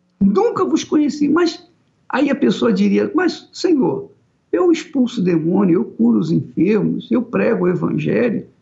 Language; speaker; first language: Portuguese; native; Portuguese